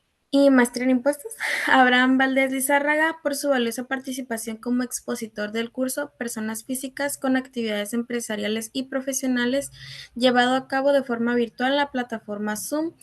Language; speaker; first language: Spanish; native; Spanish